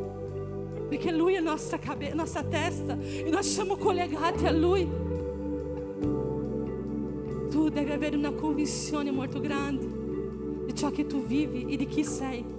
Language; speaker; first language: Italian; non-native, fluent; Portuguese